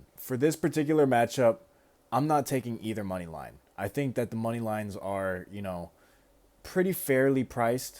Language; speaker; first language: English; native; English